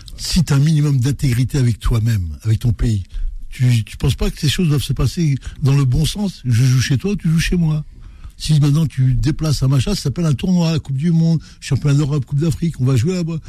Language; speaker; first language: French; native; French